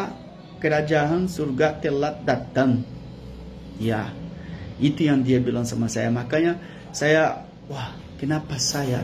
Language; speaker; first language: Indonesian; non-native, fluent; Portuguese